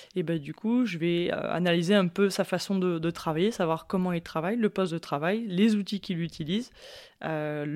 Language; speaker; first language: French; native; French